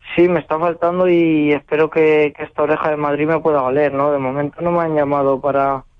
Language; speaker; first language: Spanish; native; Spanish